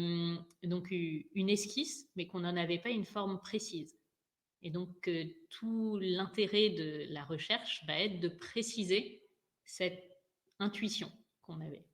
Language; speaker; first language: French; native; French